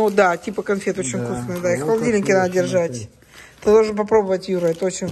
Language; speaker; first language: Russian; native; Russian